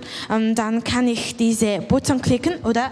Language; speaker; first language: German; non-native, learner; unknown